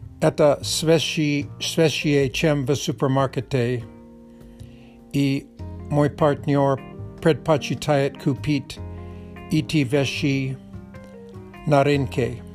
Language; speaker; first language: Russian; non-native, learner; English